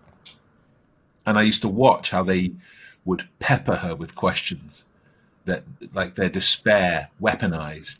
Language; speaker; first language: English; native; English